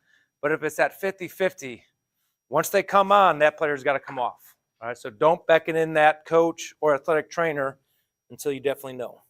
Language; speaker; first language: English; native; English